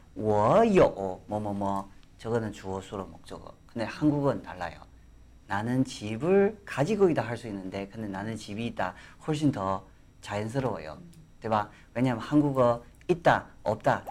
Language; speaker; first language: Korean; non-native, fluent; Chinese